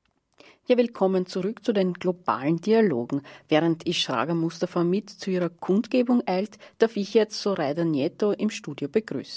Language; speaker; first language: German; native; German